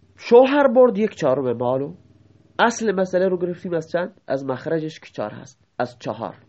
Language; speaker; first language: Persian; non-native, local second language; Baluchi